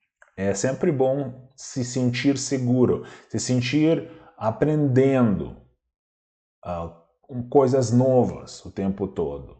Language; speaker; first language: Portuguese; non-native, fluent; Russian